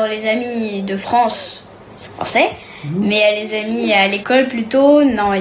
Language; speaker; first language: French; early bilingual, heritage; French